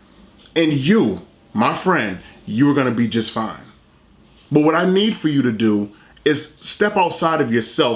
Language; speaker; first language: English; native; English